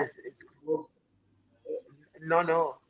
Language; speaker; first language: English; non-native, learner; Arabic